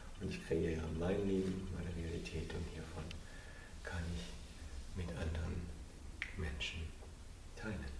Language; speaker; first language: German; non-native, fluent; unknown